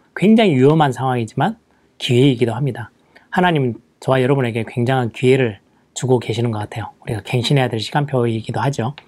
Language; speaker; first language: Korean; native; Korean